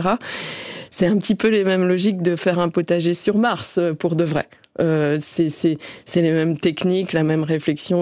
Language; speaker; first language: French; native; French